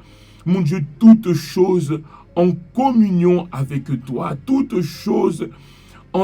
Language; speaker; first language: French; native; French